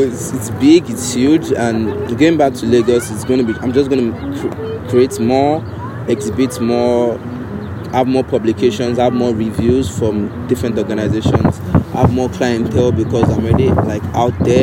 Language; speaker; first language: English; non-native, local second language; Yoruba